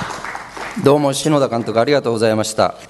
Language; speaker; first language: Japanese; native; Japanese